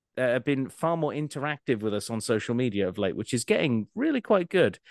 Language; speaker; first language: English; native; English